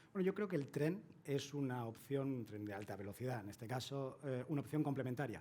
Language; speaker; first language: Spanish; native; Spanish